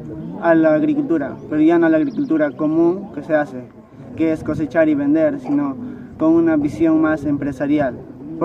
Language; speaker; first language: Spanish; native; Spanish